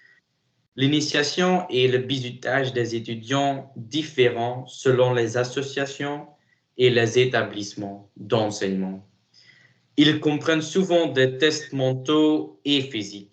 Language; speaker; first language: French; non-native, learner; Dutch